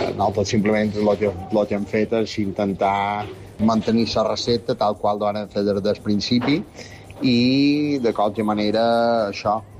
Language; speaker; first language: Catalan; native; Catalan